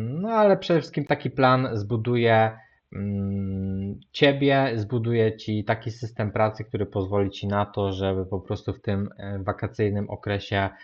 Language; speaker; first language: Polish; native; Polish